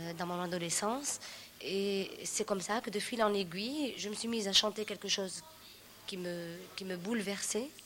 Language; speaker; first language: French; non-native, local second language; Central Atlas Tamazight